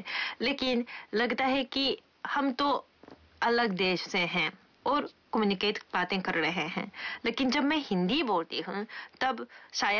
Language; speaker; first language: Hindi; non-native, fluent; Japanese